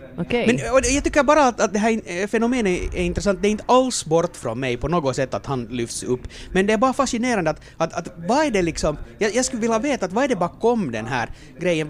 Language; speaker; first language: Swedish; native; Swedish